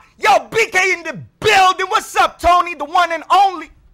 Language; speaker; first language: English; native; English